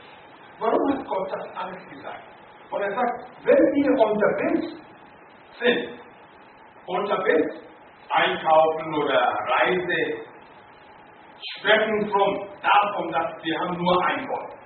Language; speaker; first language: German; non-native, learner; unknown